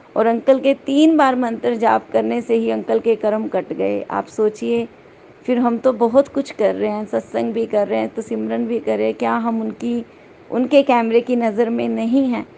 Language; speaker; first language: Hindi; native; Hindi